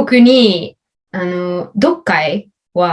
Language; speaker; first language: Japanese; non-native, learner; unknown